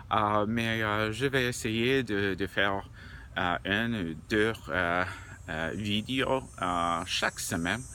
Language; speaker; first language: French; non-native, learner; English